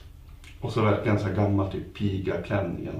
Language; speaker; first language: Swedish; native; Swedish